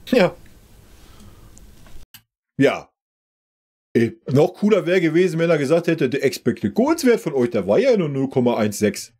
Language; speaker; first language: German; native; German